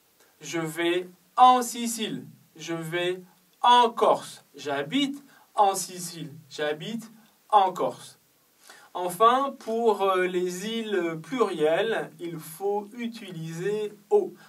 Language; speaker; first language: French; non-native, fluent; Chinese